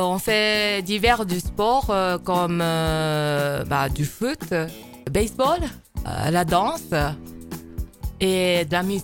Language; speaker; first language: French; non-native, fluent; Japanese